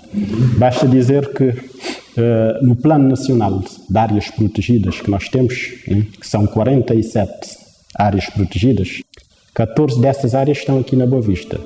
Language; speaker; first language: Portuguese; non-native, local second language; Kabuverdianu